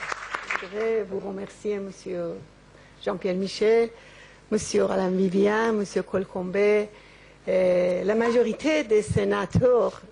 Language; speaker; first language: French; non-native, local second language; Persian